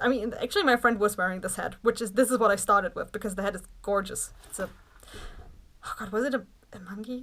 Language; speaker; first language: English; non-native, fluent; German